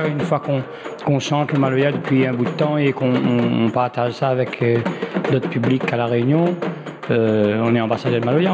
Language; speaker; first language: French; non-native, local second language; Réunion Creole French